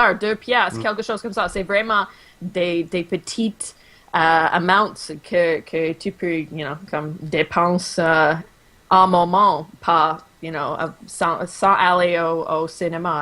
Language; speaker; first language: French; non-native, local second language; English